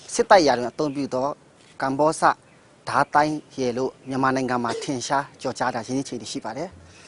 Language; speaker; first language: Burmese; non-native, local second language; Shan